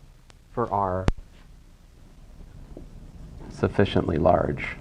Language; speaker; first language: English; native; English